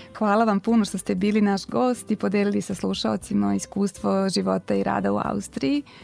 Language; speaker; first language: Serbian; native; Serbian